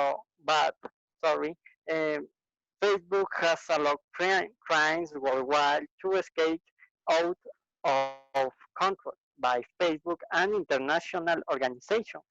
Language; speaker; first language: English; non-native, learner; Spanish